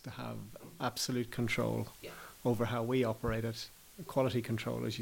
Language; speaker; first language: English; native; English